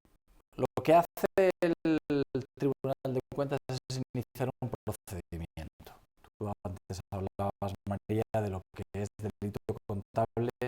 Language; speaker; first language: Spanish; native; Spanish